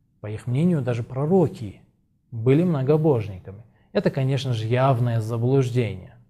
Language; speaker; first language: Russian; non-native, local second language; Azerbaijani